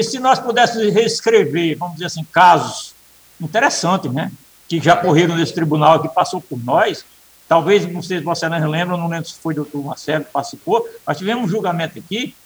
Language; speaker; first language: Portuguese; native; Portuguese